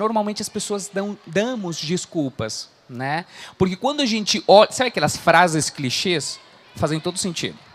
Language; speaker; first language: Portuguese; non-native, fluent; Spanish